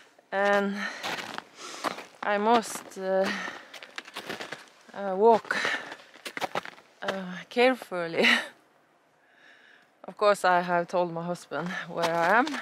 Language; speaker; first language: English; non-native, learner; Norwegian